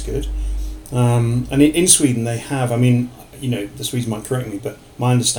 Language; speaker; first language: English; native; English